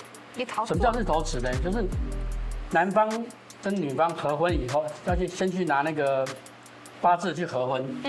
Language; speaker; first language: Chinese; native; Chinese